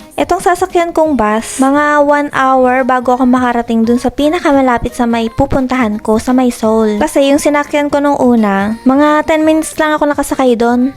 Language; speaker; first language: Filipino; native; Filipino